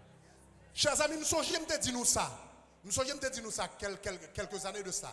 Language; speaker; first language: French; non-native, local second language; Haitian Creole